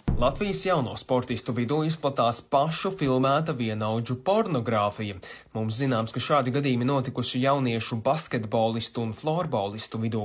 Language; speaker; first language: Latvian; non-native, local second language; Russian